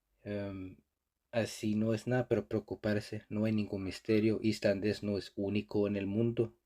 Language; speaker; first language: Spanish; non-native, fluent; Icelandic